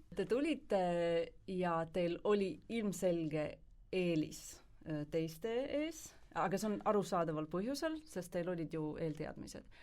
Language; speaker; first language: Estonian; native; Estonian